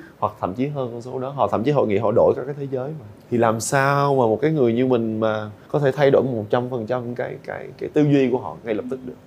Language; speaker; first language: Vietnamese; native; Vietnamese